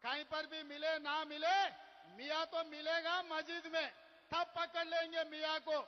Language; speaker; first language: Hindi; non-native, local second language; Telugu